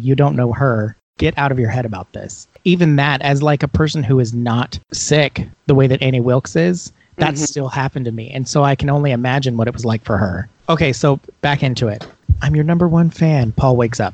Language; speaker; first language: English; native; English